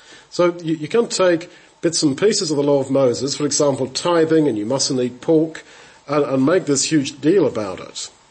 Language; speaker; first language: English; native; English